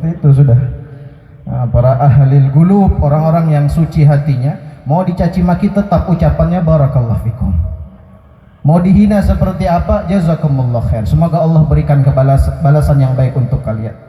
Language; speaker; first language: Indonesian; non-native, local second language; Banjar